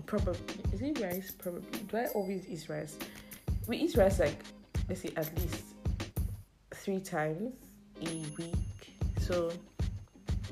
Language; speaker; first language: English; non-native, local second language; Yoruba